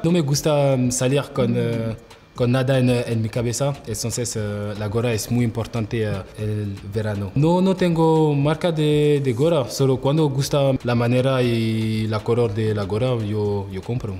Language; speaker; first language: Spanish; non-native, learner; French